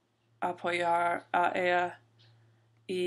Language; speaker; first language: Spanish; non-native, learner; English